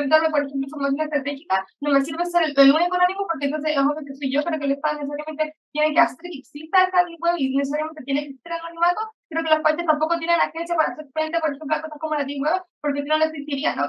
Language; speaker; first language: Spanish; native; Spanish